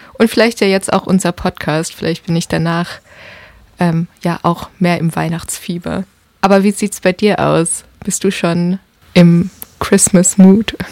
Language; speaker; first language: German; native; German